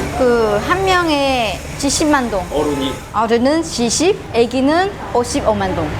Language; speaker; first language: Korean; non-native, learner; Vietnamese